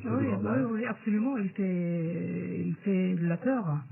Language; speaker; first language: French; non-native, fluent; Norwegian